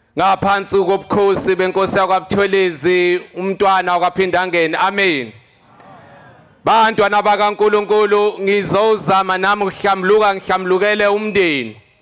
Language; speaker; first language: Zulu; native; Zulu